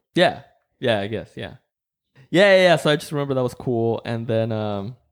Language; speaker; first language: English; non-native, fluent; Spanish